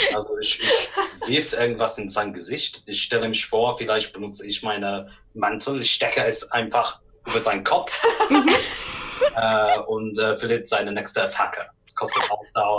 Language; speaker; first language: German; non-native, learner; English